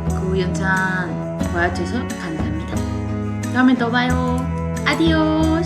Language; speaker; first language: Korean; non-native, learner; Spanish